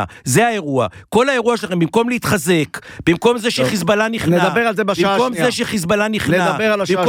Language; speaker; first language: Hebrew; native; Hebrew